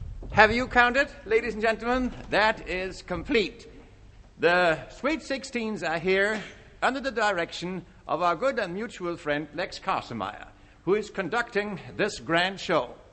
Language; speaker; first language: English; non-native, fluent; Dutch